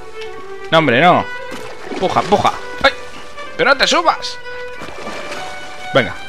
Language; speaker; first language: Spanish; native; Spanish